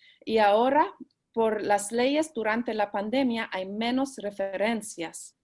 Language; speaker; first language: Spanish; early bilingual, heritage; Spanish